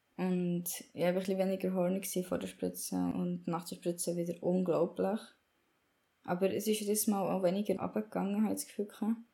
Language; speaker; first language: German; native; German